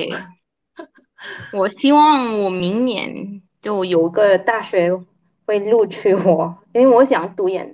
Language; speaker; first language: Chinese; early bilingual, heritage; Chinese